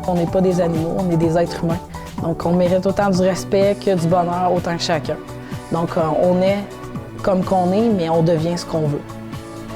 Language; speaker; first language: French; native; French